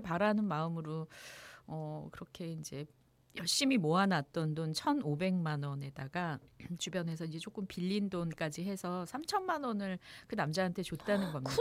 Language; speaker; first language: Korean; native; Korean